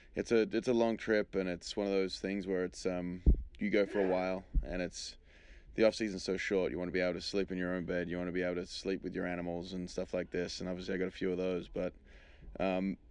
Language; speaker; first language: English; native; English